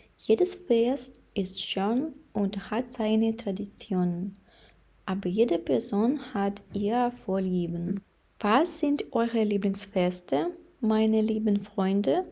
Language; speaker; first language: German; non-native, fluent; Ukrainian